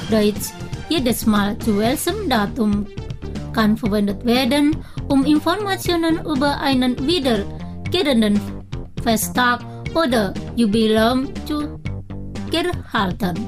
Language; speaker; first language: German; non-native, fluent; Indonesian